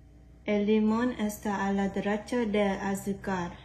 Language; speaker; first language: Spanish; non-native, learner; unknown